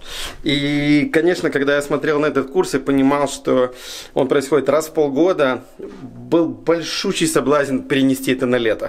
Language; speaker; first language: Russian; native; Russian